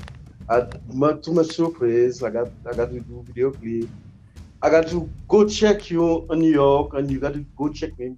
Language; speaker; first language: English; non-native, learner; French